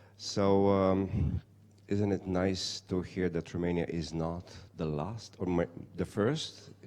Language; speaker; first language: English; non-native, fluent; Romanian